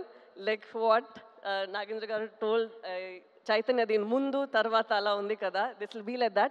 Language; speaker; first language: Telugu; non-native, local second language; Tamil